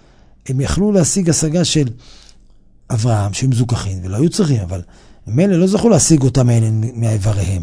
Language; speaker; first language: Hebrew; native; Hebrew